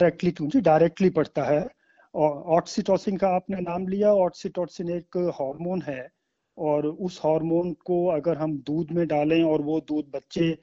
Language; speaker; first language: Hindi; native; Hindi